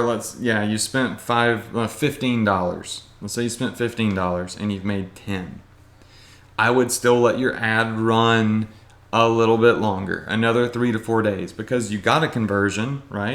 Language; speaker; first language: English; native; English